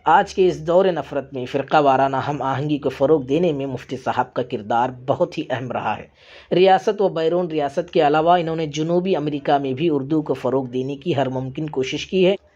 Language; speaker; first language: Urdu; native; Urdu